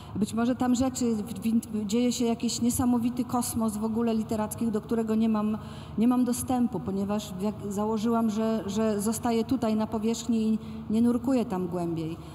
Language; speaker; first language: Polish; native; Polish